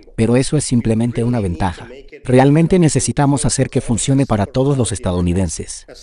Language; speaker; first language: Spanish; non-native, fluent; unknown